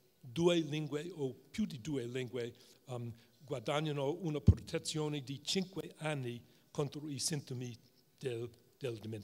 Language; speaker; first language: Italian; non-native, fluent; English